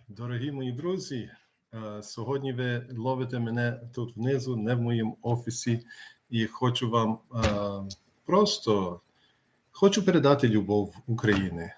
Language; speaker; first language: Ukrainian; early bilingual, heritage; Ukrainian